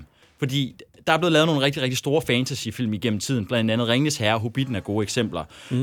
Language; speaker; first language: Danish; native; Danish